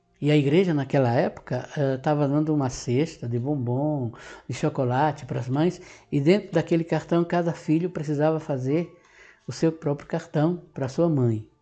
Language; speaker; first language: Portuguese; non-native, fluent; Spanish